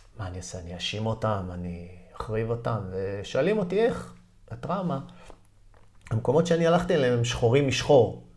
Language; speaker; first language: Hebrew; native; Hebrew